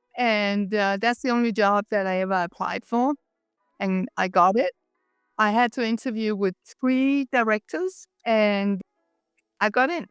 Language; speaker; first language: English; non-native, fluent; Danish